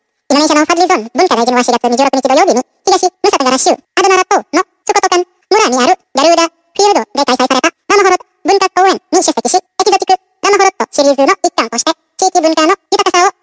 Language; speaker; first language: Japanese; non-native, fluent; Indonesian